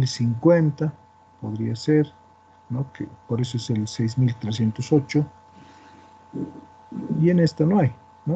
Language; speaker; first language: Spanish; native; Spanish